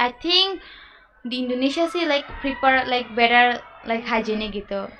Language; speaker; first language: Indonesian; early bilingual, other home language; Bangla